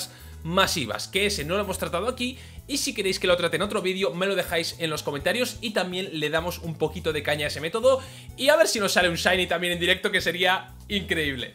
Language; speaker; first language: Spanish; native; Spanish